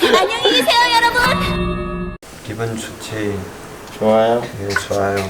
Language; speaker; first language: Korean; non-native, learner; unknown